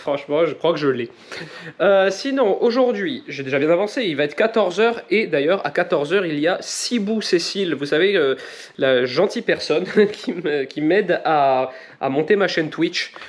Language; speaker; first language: French; native; French